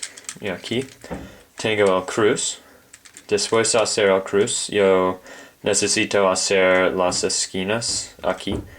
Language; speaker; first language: Spanish; non-native, learner; English